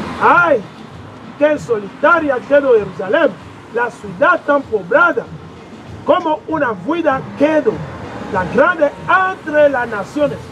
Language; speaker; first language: Spanish; non-native, learner; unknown